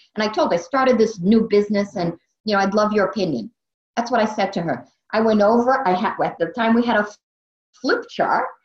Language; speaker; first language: English; native; English